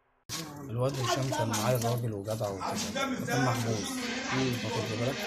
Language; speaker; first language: Arabic; native; Arabic